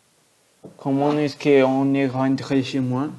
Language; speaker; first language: French; non-native, learner; Spanish